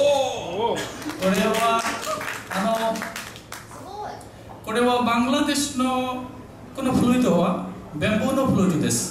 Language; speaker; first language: Japanese; non-native, learner; Bangla